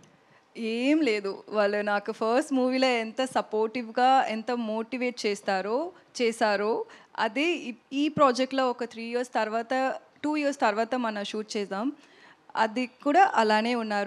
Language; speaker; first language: Telugu; non-native, learner; Tamil